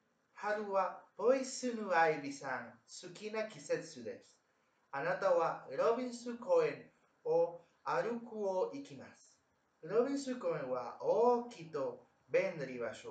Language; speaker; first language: Japanese; non-native, learner; Spanish